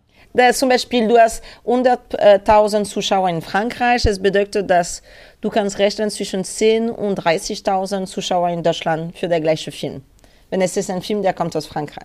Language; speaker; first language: German; non-native, fluent; French